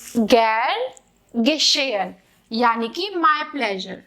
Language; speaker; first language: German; non-native, fluent; Hindi